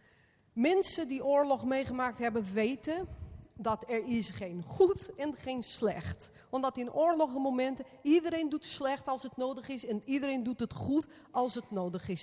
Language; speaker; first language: Dutch; non-native, fluent; Portuguese